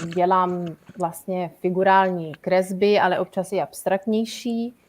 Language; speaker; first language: Czech; non-native, fluent; Italian